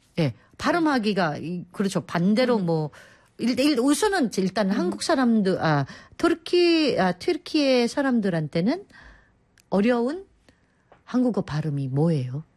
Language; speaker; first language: Korean; non-native, fluent; Filipino